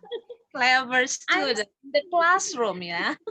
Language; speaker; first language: English; non-native, fluent; Indonesian